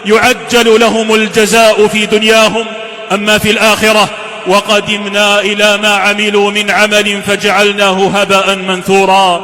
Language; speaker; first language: Arabic; native; Arabic